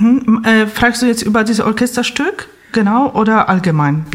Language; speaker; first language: German; non-native, fluent; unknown